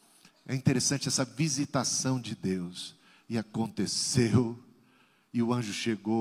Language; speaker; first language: Portuguese; native; Portuguese